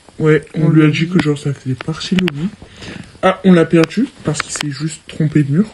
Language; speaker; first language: French; native; French